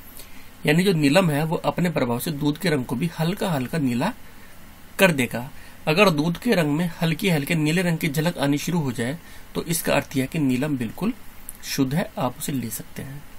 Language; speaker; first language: Hindi; native; Hindi